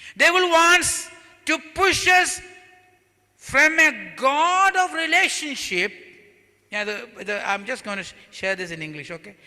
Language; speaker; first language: English; non-native, local second language; Malayalam